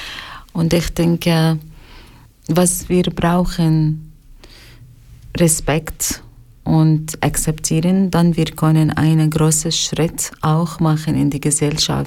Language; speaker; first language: German; non-native, learner; Arabic